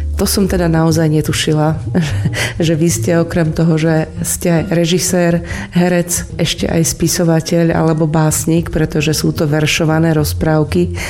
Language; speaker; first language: Slovak; native; Slovak